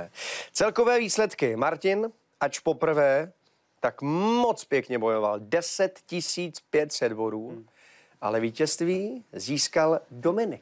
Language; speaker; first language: Czech; native; Czech